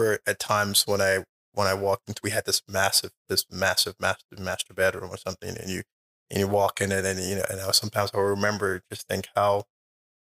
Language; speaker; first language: English; native; English